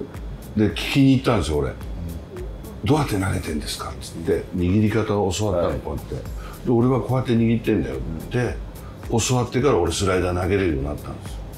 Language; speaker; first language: Japanese; native; Japanese